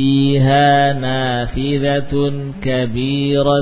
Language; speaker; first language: Arabic; non-native, fluent; Indonesian